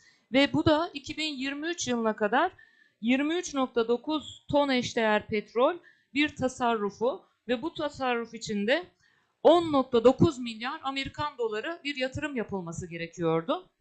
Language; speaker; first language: Turkish; native; Turkish